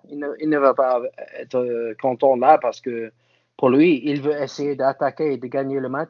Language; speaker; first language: French; non-native, fluent; English